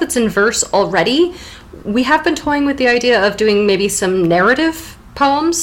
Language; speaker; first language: English; native; English